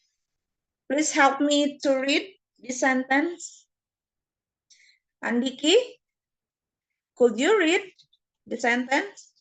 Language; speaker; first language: English; non-native, fluent; Indonesian